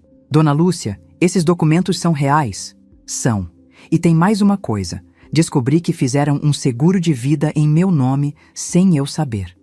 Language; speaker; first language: Portuguese; native; Portuguese